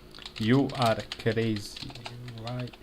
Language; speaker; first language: English; non-native, fluent; Serbian